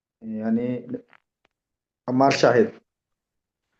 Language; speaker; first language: Arabic; non-native, learner; Urdu